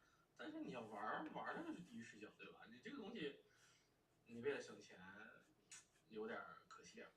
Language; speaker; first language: Chinese; native; Chinese